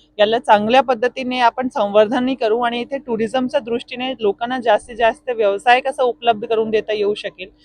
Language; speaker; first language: Marathi; native; Marathi